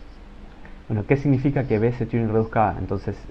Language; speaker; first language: Spanish; native; Spanish